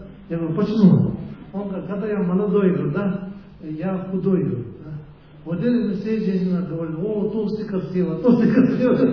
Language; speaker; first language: Russian; non-native, learner; Tibetan